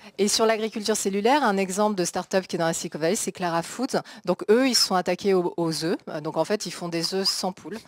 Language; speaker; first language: French; native; French